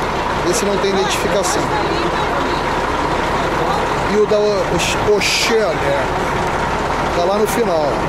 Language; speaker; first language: Portuguese; native; Portuguese